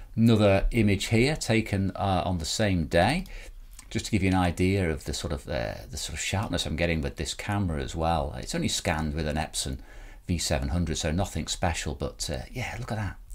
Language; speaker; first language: English; native; English